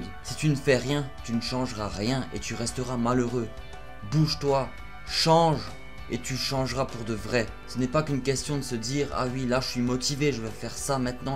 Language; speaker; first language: French; native; French